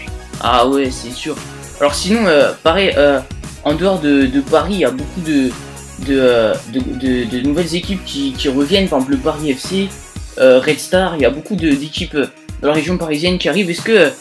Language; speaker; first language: French; native; French